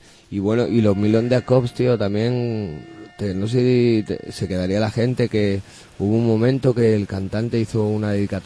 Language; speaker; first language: Spanish; native; Spanish